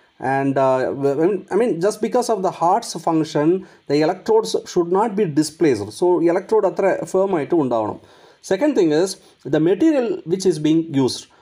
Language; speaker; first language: English; non-native, local second language; Malayalam